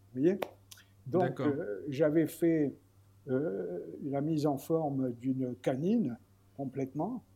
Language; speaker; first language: French; native; French